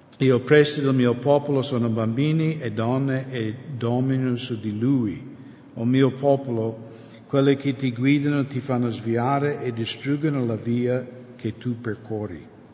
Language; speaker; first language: Italian; non-native, fluent; English